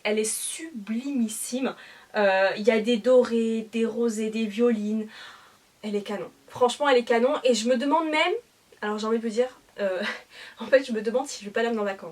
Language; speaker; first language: French; native; French